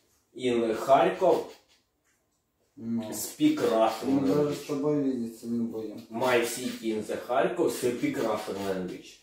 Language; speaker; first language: English; non-native, learner; Russian